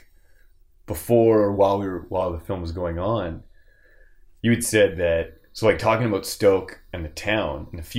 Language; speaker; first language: English; native; English